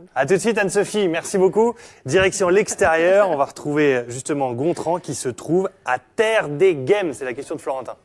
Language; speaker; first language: French; native; French